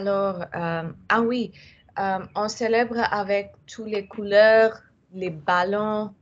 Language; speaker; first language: French; non-native, learner; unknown